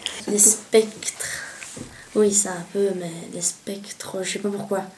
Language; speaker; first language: French; early bilingual, other home language; Chechen